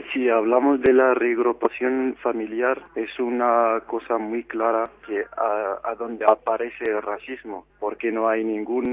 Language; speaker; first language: Spanish; non-native, fluent; Arabic